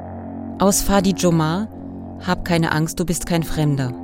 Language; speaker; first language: German; native; German